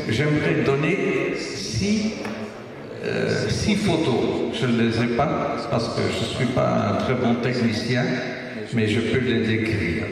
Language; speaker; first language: French; non-native, local second language; Dutch